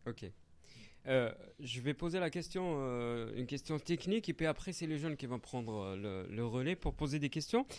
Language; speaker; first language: French; native; French